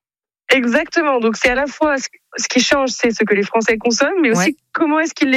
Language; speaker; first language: French; native; French